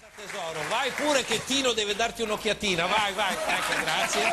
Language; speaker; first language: Italian; non-native, fluent; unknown